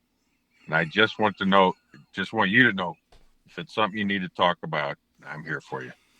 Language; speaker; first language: English; native; English